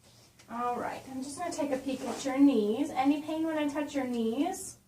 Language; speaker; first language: English; native; English